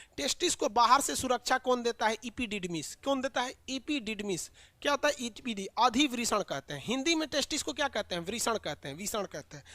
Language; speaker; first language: Hindi; native; Hindi